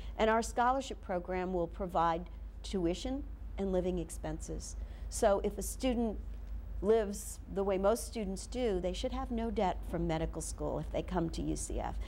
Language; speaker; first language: English; native; English